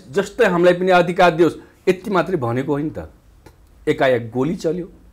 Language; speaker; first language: Nepali; non-native, local second language; Dangaura Tharu